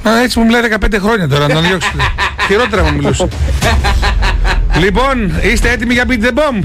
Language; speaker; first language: Greek; native; Greek